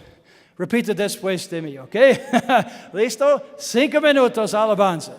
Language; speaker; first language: Spanish; non-native, learner; English